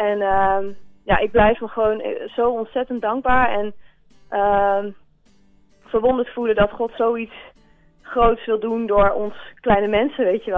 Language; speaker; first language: Dutch; native; Dutch